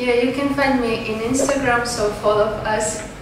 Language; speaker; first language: English; non-native, learner; Ukrainian